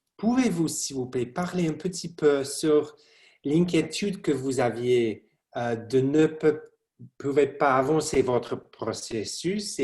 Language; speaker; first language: French; non-native, learner; English